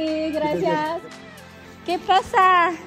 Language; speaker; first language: Spanish; non-native, learner; English